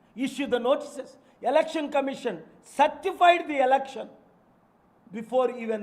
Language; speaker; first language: English; non-native, local second language; Telugu